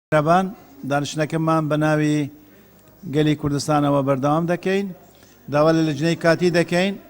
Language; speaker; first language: Central Kurdish; non-native, local second language; Kurdish